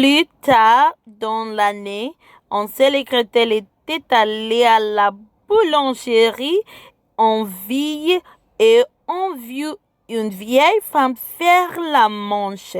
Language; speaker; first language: French; non-native, fluent; English